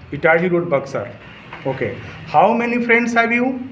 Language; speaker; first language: English; non-native, fluent; Hindi